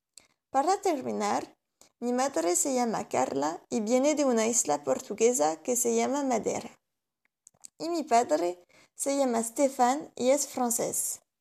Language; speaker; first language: Spanish; non-native, learner; French